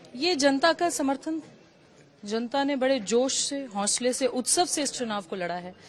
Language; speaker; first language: Hindi; native; Hindi